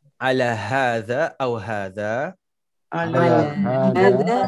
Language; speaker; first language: Arabic; non-native, fluent; Malay